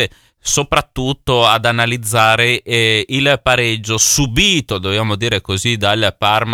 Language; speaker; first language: Italian; native; Italian